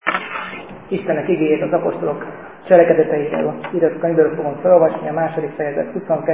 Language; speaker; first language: Hungarian; native; Hungarian